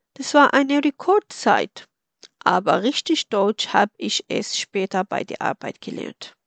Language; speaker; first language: German; non-native, fluent; Arabic